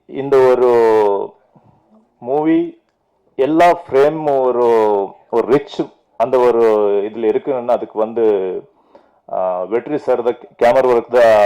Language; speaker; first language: Tamil; non-native, fluent; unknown